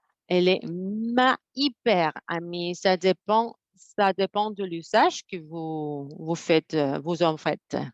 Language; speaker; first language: French; non-native, fluent; Spanish